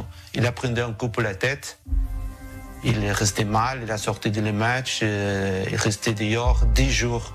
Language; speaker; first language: French; non-native, learner; Portuguese